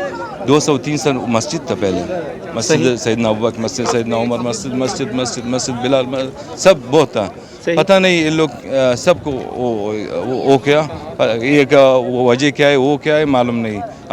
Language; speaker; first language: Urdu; non-native, learner; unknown